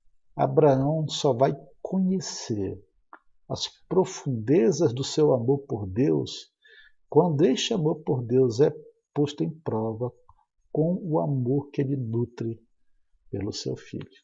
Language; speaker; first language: Portuguese; native; Portuguese